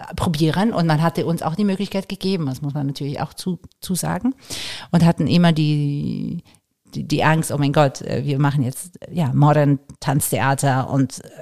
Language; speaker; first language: German; non-native, fluent; Italian